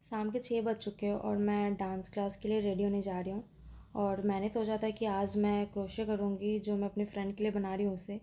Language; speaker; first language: Hindi; native; Hindi